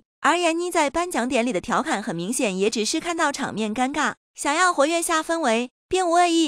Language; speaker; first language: Chinese; native; Chinese